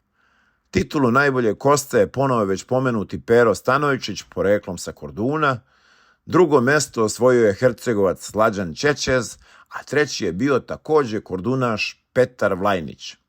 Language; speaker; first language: Bosnian; native; Bosnian